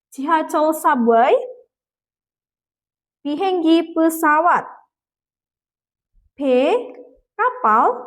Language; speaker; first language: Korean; non-native, fluent; Indonesian